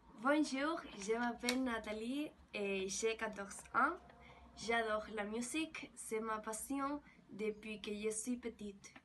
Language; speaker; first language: French; non-native, learner; Spanish